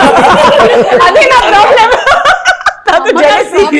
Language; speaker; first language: Telugu; non-native, learner; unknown